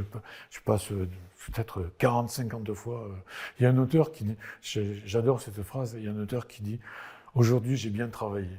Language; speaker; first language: French; native; French